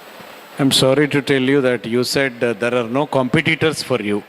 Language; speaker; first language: English; non-native, local second language; Kannada